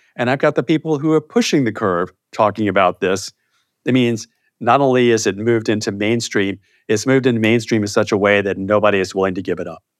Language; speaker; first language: English; native; English